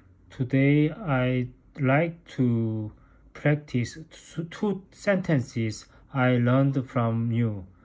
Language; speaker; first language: English; non-native, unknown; Korean